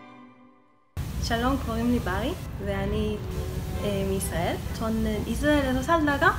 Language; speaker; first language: Hebrew; native; Hebrew